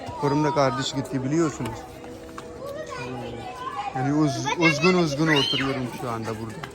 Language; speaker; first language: Turkish; non-native, learner; Punjabi